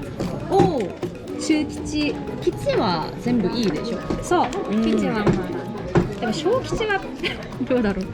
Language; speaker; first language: Japanese; native; Japanese